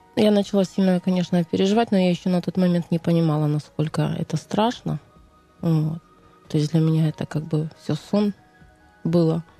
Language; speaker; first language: Russian; native; Russian